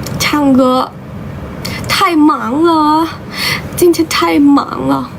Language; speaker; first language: Chinese; non-native, learner; Thai